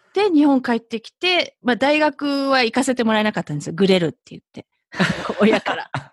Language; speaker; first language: Japanese; early bilingual, heritage; Japanese